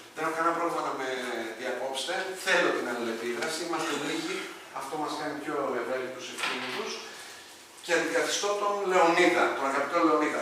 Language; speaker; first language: Greek; early bilingual, other home language; Arabic